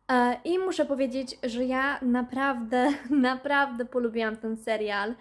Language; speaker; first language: Polish; early bilingual, heritage; Polish